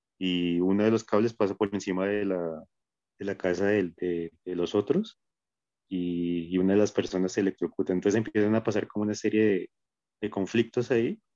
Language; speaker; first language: Spanish; native; Spanish